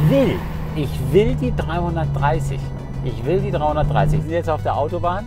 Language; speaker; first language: German; native; German